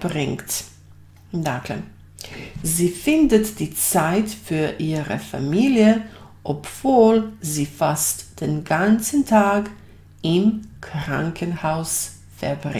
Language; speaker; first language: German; non-native, fluent; Bosnian